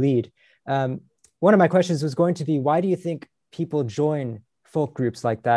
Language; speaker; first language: English; native; English